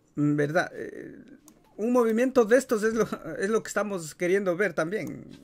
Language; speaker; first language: Spanish; native; Spanish